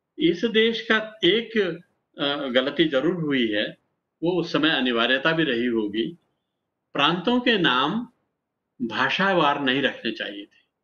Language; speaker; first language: Hindi; native; Hindi